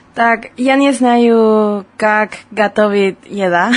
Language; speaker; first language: Russian; non-native, learner; Spanish